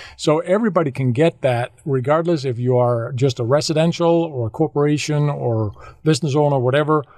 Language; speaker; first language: English; non-native, fluent; Danish